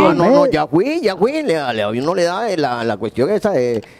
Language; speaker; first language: Spanish; native; Spanish